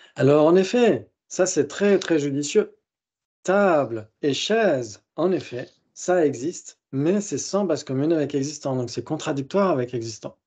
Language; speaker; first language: French; native; French